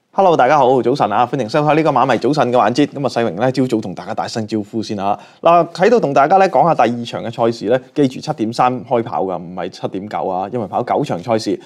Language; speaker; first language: Chinese; non-native, local second language; Cantonese